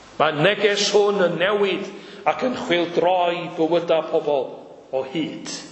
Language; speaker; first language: Welsh; native; Welsh